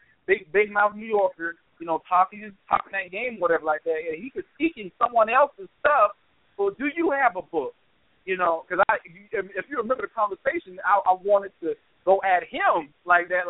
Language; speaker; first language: English; native; English